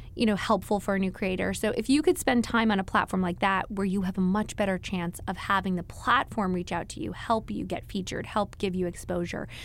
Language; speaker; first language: English; native; English